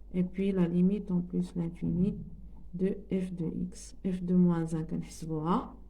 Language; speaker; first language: French; non-native, local second language; Arabic